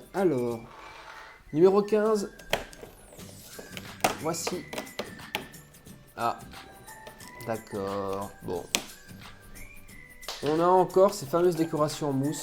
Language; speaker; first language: French; native; French